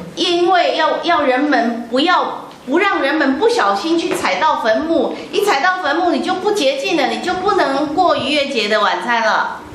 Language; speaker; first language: Chinese; native; Chinese